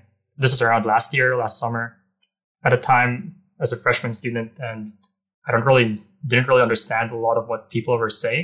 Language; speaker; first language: English; non-native, local second language; Filipino